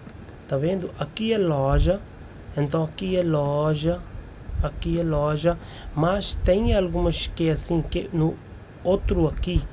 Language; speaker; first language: Portuguese; non-native, learner; Hindi